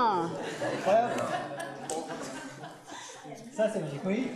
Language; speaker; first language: French; native; French